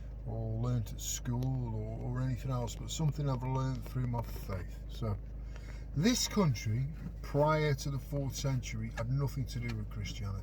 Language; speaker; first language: English; native; English